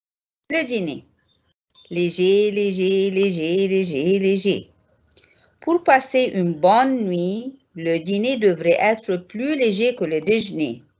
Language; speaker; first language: French; non-native, fluent; Arabic